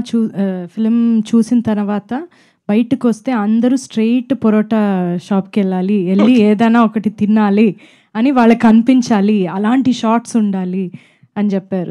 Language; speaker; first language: Telugu; non-native, fluent; Malayalam